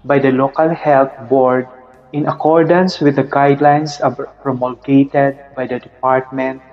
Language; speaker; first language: English; non-native, local second language; Filipino